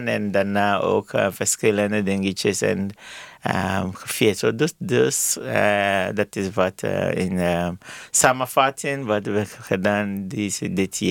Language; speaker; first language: Dutch; non-native, learner; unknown